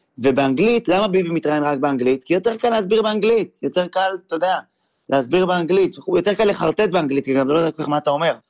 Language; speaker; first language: Hebrew; native; Hebrew